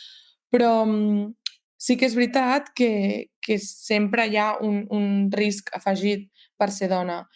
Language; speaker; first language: Catalan; native; Catalan